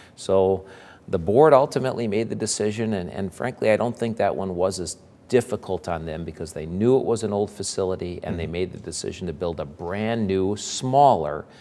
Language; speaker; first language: English; native; English